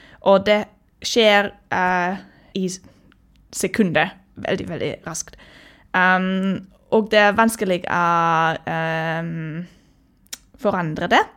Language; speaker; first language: Norwegian; non-native, fluent; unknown